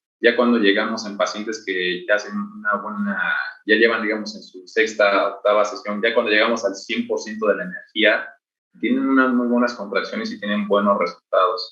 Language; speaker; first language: Spanish; native; Spanish